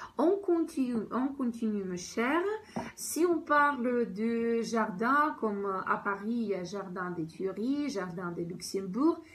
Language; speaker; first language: French; non-native, fluent; Ukrainian